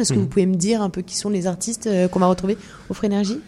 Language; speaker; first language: French; native; French